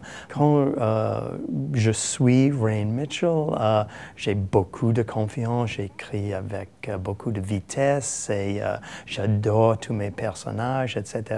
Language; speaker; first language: French; non-native, fluent; English